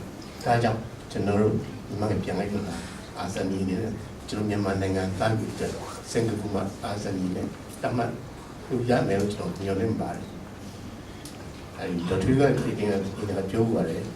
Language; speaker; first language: Burmese; non-native, local second language; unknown